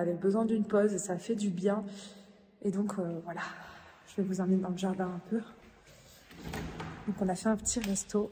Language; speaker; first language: French; native; French